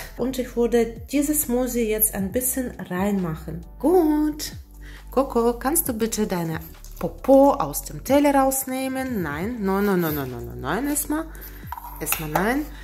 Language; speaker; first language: German; non-native, learner; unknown